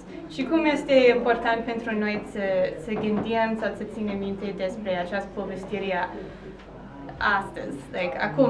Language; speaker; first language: Romanian; non-native, learner; English